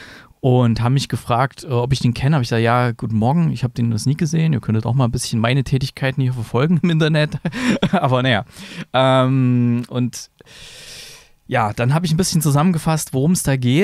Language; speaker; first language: German; native; German